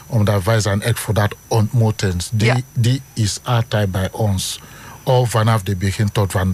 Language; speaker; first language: Dutch; non-native, fluent; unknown